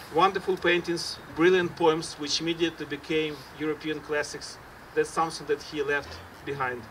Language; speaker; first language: English; non-native, fluent; Ukrainian